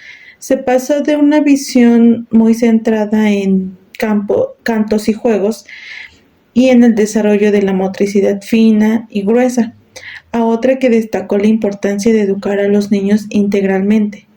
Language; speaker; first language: Spanish; native; Spanish